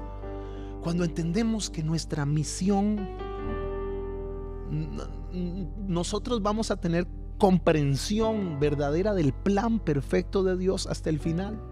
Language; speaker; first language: Spanish; native; Spanish